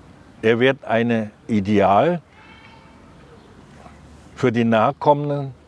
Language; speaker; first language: German; non-native, learner; Thai